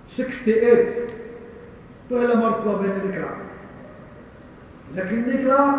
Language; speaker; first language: Urdu; non-native, learner; Arabic